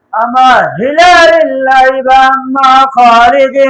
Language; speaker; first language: Arabic; non-native, fluent; Bangla